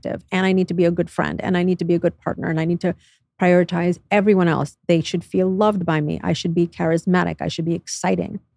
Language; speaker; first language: English; native; English